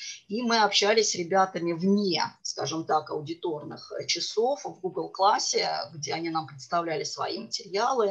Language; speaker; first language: Russian; native; Russian